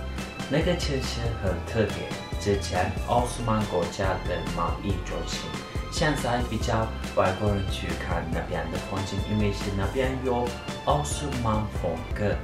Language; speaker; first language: Chinese; non-native, learner; Turkish